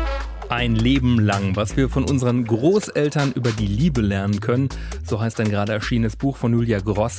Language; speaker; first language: German; native; German